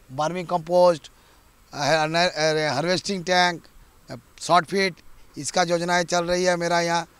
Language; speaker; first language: Hindi; native; Hindi